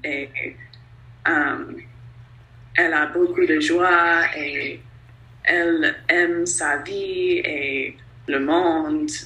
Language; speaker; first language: French; non-native, learner; English